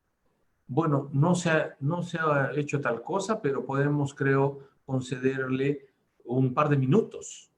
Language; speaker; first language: Spanish; native; Spanish